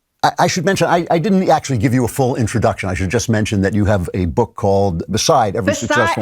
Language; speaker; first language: English; native; English